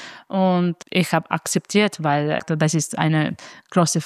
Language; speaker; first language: German; non-native, fluent; Italian